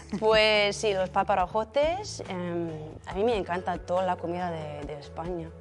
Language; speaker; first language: Spanish; non-native, fluent; English